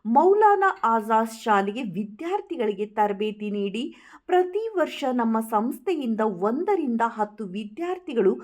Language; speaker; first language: Kannada; native; Kannada